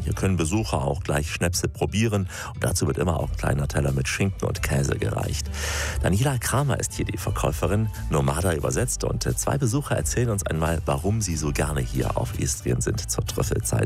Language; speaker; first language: German; native; German